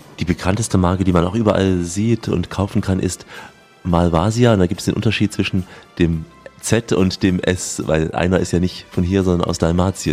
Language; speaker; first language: German; native; German